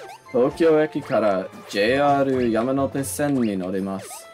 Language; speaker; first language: Japanese; non-native, learner; English